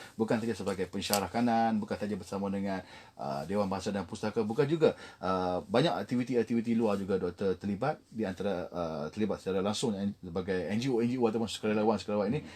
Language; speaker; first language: Malay; native; Malay